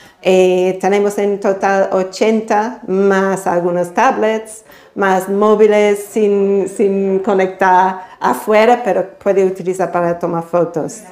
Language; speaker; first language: Spanish; non-native, fluent; English